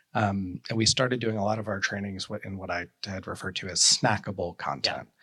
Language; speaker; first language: English; native; English